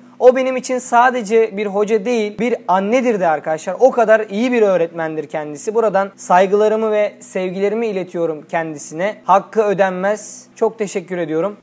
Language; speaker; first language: Turkish; native; Turkish